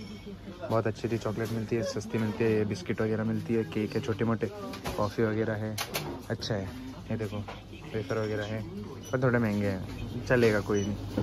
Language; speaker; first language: Hindi; native; Hindi